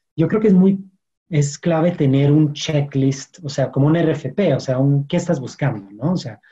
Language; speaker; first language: Spanish; non-native, fluent; French